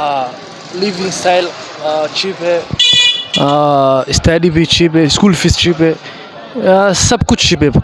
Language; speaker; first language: Hindi; non-native, learner; Somali